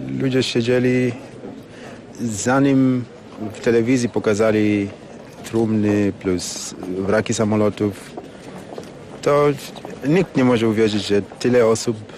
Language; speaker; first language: Polish; non-native, fluent; Swahili